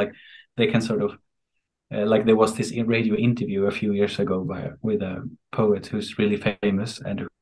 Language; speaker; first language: English; non-native, fluent; Swedish